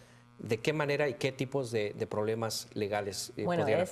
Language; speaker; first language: Spanish; native; Spanish